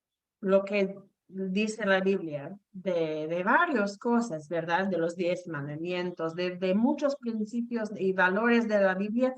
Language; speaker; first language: Spanish; non-native, fluent; English